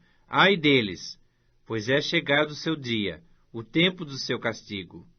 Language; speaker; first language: Portuguese; native; Portuguese